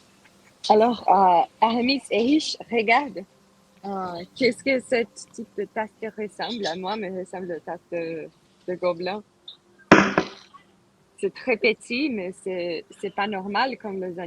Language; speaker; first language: French; non-native, learner; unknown